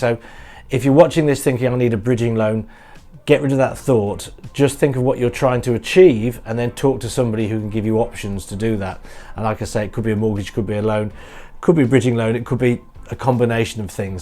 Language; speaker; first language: English; native; English